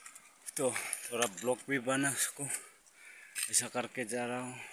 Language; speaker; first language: Hindi; non-native, local second language; Garo